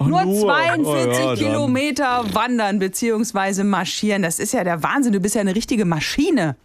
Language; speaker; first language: German; native; German